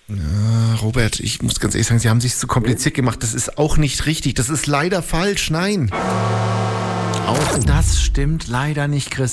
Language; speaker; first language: German; native; German